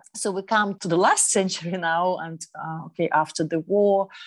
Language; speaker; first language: English; non-native, fluent; Russian